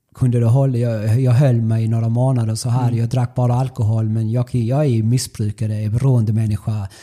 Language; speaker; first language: Swedish; early bilingual, other home language; Spanish